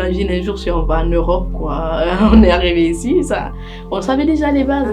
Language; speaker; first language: French; non-native, local second language; Fula